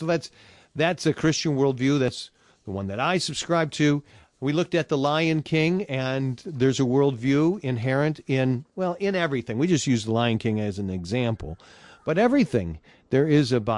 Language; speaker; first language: English; native; English